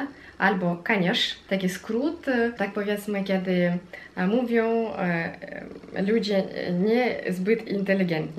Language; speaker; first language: Polish; non-native, fluent; Russian